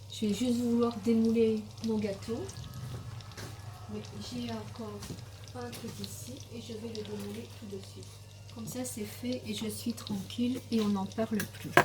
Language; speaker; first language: French; native; French